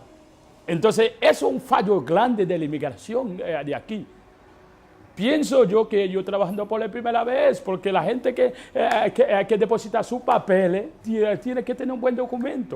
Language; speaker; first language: Spanish; non-native, learner; Haitian Creole